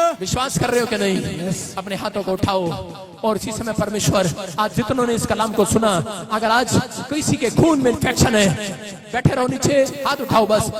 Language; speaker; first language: Hindi; non-native, local second language; Punjabi